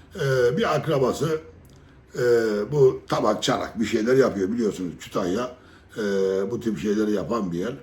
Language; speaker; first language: Turkish; native; Turkish